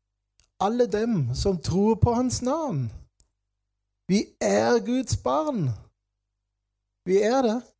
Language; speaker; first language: Norwegian; non-native, fluent; German